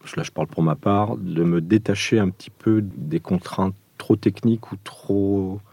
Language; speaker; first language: French; early bilingual, other home language; Portuguese